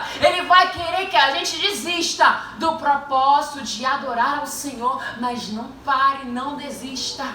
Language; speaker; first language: Portuguese; native; Portuguese